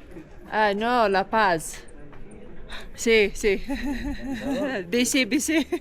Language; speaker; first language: Spanish; non-native, learner; Lithuanian